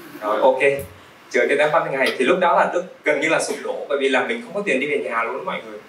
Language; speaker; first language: Vietnamese; early bilingual, other home language; Russian